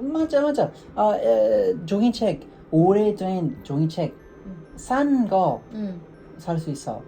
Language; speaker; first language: Korean; non-native, learner; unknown